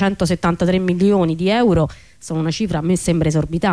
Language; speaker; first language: Italian; native; Italian